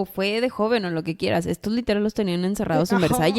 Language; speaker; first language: Spanish; native; Spanish